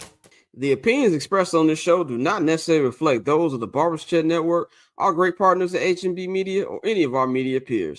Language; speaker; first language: English; native; English